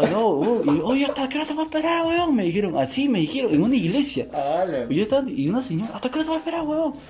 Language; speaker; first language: Spanish; native; Spanish